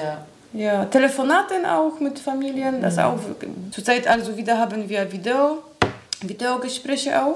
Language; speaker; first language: German; non-native, learner; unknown